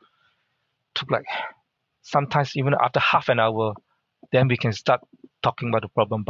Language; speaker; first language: English; non-native, local second language; Hakka Chinese